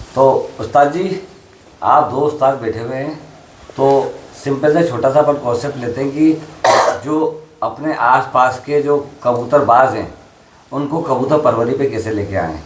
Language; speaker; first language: Hindi; native; Hindi